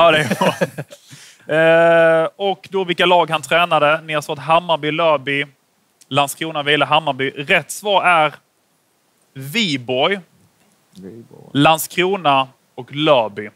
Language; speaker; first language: Swedish; native; Swedish